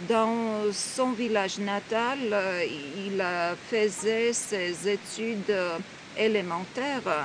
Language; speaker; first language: French; non-native, fluent; Georgian